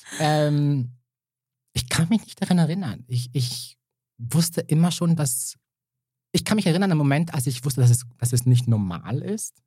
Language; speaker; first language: German; early bilingual, other home language; Serbian